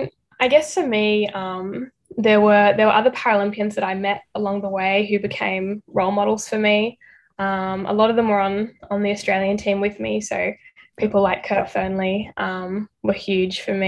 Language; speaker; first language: English; native; English